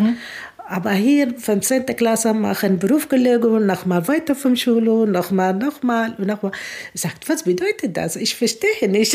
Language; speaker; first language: German; non-native, learner; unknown